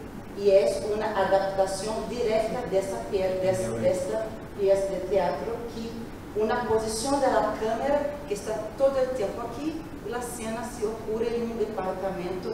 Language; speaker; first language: Spanish; non-native, learner; Portuguese